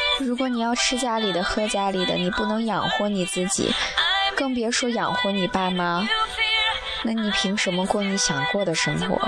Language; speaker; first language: Chinese; native; Chinese